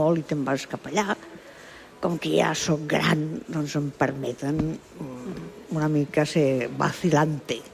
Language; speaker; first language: Catalan; non-native, local second language; Spanish